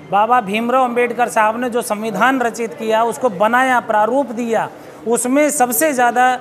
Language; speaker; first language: Hindi; native; Hindi